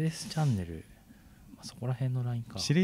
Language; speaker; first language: Japanese; native; Japanese